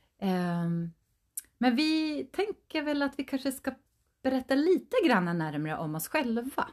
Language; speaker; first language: Swedish; early bilingual, other home language; Finnish